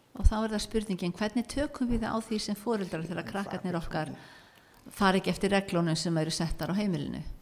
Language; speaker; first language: Icelandic; early bilingual, heritage; Icelandic